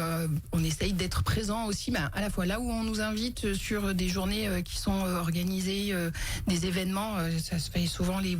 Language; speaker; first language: French; native; French